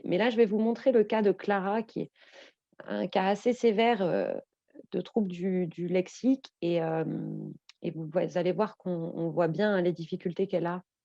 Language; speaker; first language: French; native; French